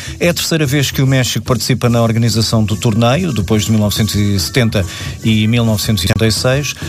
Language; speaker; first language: Portuguese; native; Portuguese